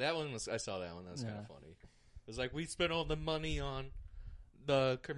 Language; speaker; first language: English; native; English